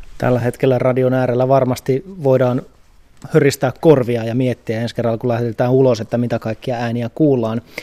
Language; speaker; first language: Finnish; native; Finnish